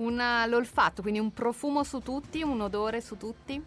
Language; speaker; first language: Italian; native; Italian